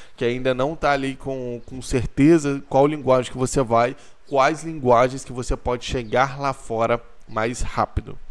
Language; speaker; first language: Portuguese; native; Portuguese